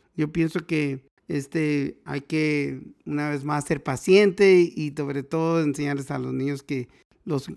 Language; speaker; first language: Spanish; native; Spanish